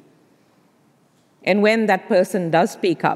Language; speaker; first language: English; non-native, local second language; Urdu